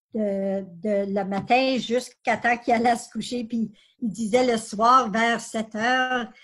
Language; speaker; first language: French; native; French